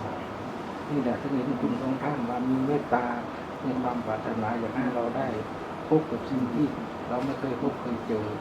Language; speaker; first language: Thai; native; Thai